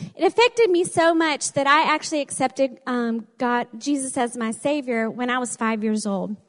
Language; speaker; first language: English; native; English